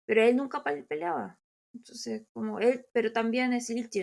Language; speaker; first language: Spanish; non-native, fluent; Korean